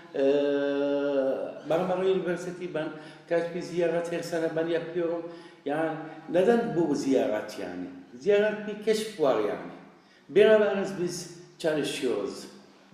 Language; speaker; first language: Turkish; non-native, learner; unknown